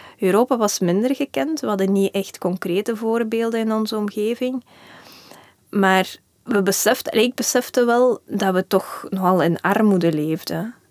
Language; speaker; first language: Dutch; early bilingual, other home language; Russian